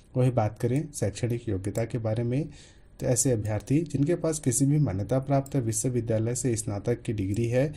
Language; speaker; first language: Hindi; native; Hindi